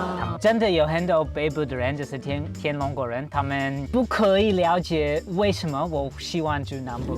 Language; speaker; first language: Chinese; non-native, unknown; English